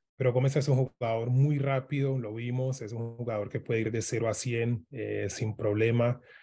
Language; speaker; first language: Spanish; native; Spanish